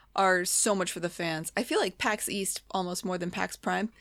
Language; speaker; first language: English; native; English